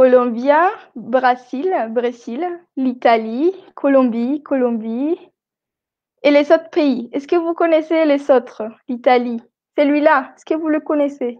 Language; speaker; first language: French; non-native, fluent; Spanish